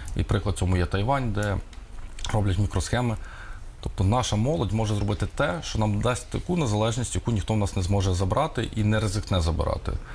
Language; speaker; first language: Ukrainian; native; Ukrainian